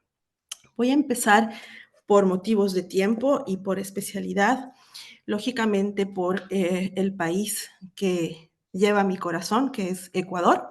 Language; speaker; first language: Spanish; native; Spanish